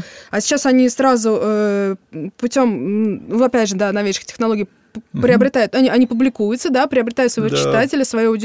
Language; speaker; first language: Russian; native; Russian